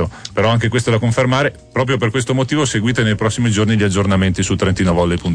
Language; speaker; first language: Italian; native; Italian